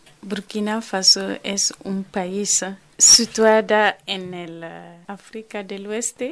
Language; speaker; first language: Spanish; non-native, fluent; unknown